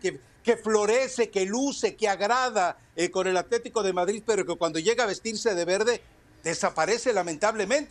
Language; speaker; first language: Spanish; native; Spanish